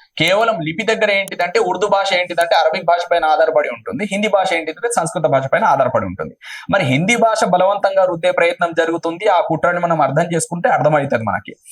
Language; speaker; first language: Telugu; non-native, local second language; Urdu